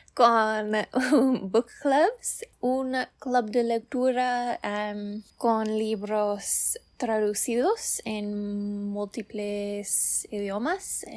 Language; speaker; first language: Spanish; non-native, learner; English